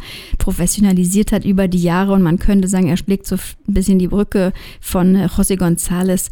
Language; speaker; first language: German; native; German